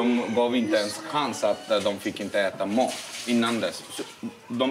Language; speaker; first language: Swedish; non-native, learner; Bangla